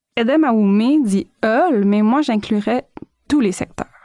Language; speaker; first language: French; native; French